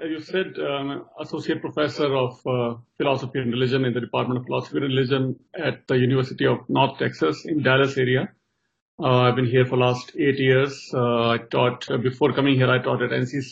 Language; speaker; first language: English; non-native, local second language; Hindi